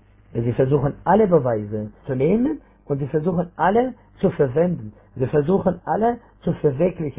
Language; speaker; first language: German; non-native, fluent; Arabic